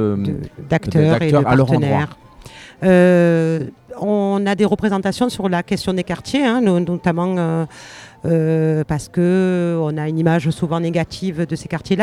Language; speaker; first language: French; native; French